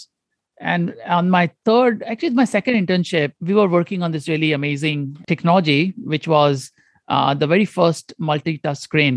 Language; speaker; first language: English; non-native, local second language; Konkani